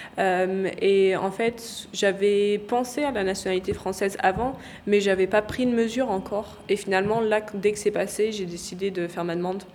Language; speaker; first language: French; early bilingual, other home language; English